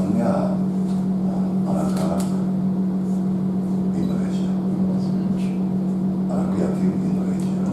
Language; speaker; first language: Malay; non-native, learner; Japanese